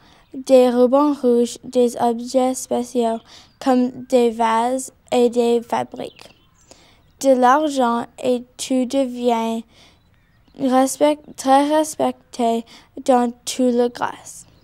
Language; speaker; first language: French; non-native, learner; English